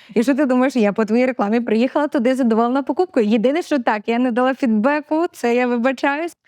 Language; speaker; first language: Ukrainian; native; Ukrainian